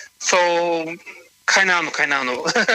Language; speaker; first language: German; non-native, learner; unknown